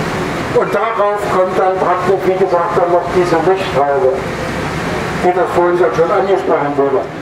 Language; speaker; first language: German; native; German